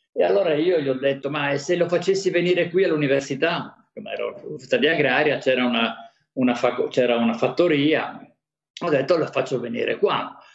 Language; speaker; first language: Italian; native; Italian